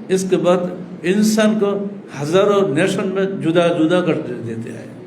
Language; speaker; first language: Urdu; non-native, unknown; Bangla